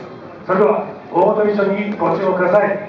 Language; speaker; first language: Japanese; native; Japanese